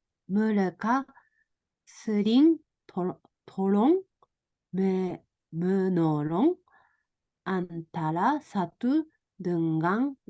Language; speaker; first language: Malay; non-native, learner; Japanese